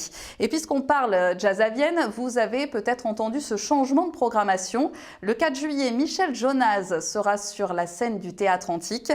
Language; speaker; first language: French; native; French